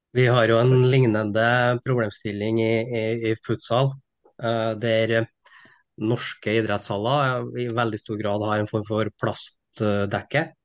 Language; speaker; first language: Norwegian; native; Norwegian